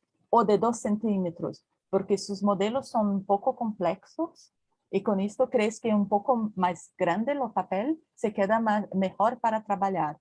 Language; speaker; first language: Spanish; non-native, learner; Portuguese